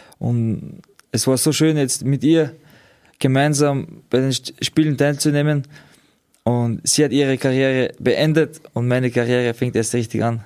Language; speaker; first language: German; early bilingual, other home language; Georgian